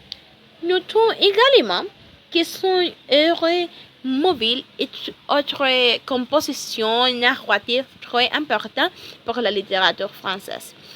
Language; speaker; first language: French; non-native, learner; Spanish